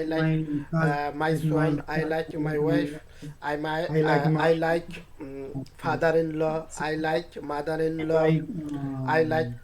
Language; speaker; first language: English; non-native, learner; Bangla